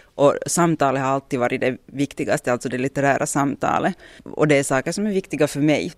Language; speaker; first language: Swedish; native; Swedish